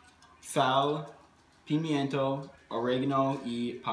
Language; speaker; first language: Spanish; non-native, learner; English